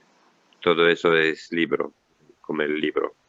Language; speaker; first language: Spanish; non-native, learner; Italian